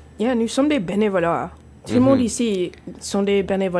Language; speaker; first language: French; non-native, fluent; English